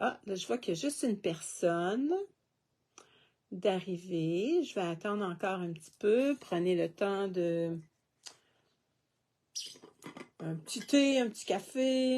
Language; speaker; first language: French; native; French